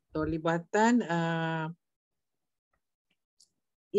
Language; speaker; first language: Arabic; non-native, learner; Malay